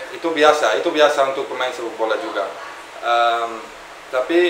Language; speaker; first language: Indonesian; non-native, fluent; Dutch